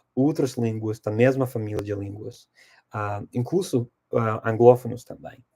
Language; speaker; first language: Portuguese; non-native, fluent; English